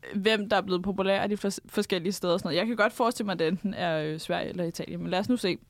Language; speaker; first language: Danish; native; Danish